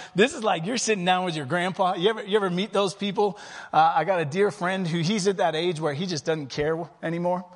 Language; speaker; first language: English; native; English